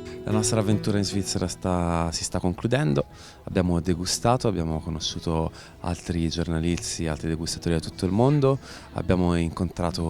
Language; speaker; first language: Italian; native; Italian